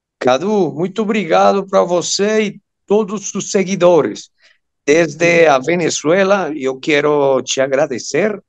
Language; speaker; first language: Portuguese; non-native, fluent; Spanish